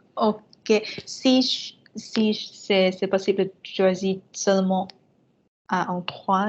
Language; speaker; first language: French; non-native, fluent; Vietnamese